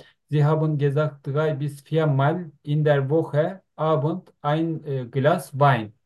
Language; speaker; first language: German; non-native, learner; Turkish